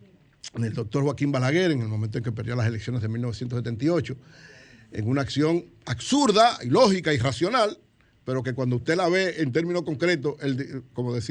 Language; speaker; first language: Spanish; native; Spanish